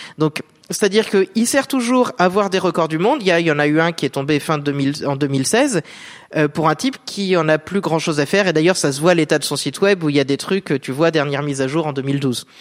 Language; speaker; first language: French; native; French